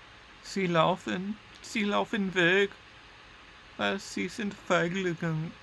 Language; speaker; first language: German; non-native, learner; English